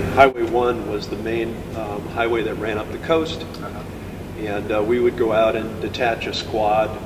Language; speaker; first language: English; native; English